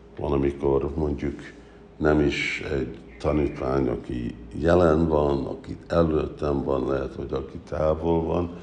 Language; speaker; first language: Hungarian; early bilingual, heritage; Hungarian